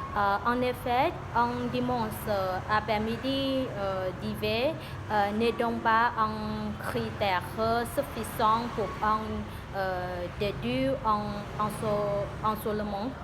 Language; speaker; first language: French; non-native, learner; Vietnamese